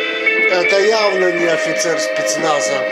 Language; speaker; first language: Russian; native; Russian